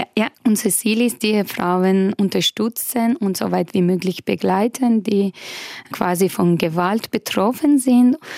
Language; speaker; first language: German; non-native, fluent; Persian